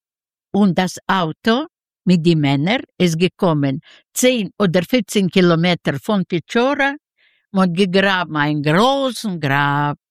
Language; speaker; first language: German; non-native, learner; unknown